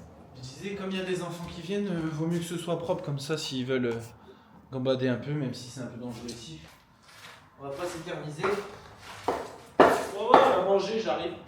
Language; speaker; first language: French; native; French